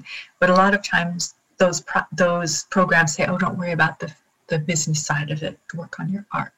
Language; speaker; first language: English; native; English